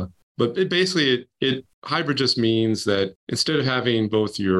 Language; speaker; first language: English; native; English